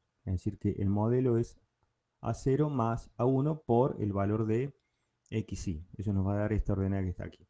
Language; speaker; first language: Spanish; native; Spanish